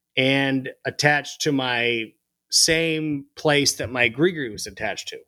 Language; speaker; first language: English; native; English